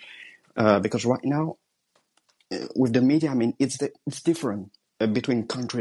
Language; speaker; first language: English; non-native, fluent; French